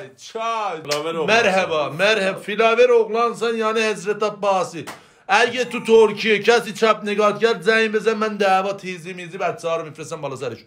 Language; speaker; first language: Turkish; non-native, learner; Azerbaijani